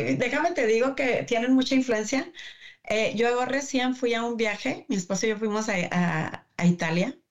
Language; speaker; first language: Spanish; native; Spanish